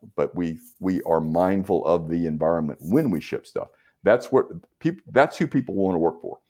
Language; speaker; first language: English; native; English